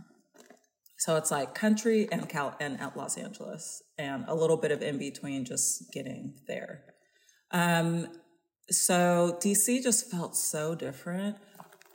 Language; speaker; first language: English; native; English